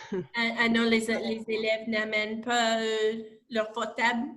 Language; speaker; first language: French; non-native, local second language; English